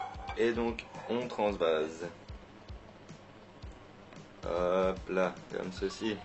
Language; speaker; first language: French; native; French